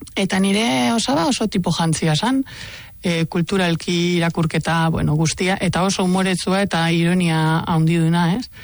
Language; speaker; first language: Basque; native; Basque